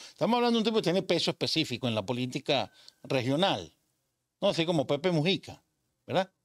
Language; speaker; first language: Spanish; native; Spanish